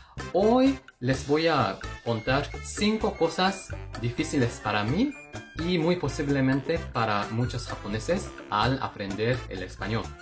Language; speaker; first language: Spanish; non-native, fluent; Japanese